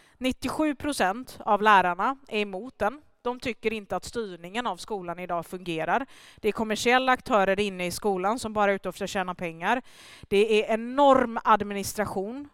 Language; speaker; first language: Swedish; early bilingual, other home language; Persian